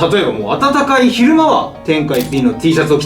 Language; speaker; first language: Japanese; native; Japanese